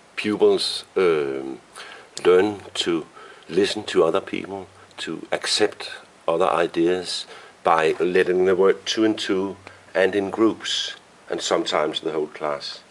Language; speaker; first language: English; non-native, fluent; Danish